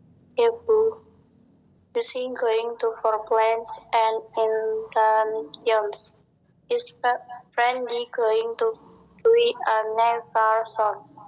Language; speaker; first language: English; non-native, learner; Indonesian